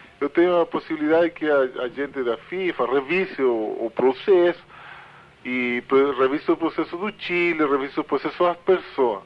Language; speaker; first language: Portuguese; non-native, fluent; Spanish